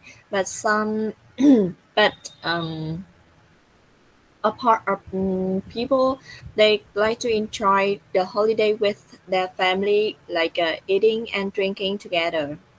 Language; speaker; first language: English; non-native, learner; Vietnamese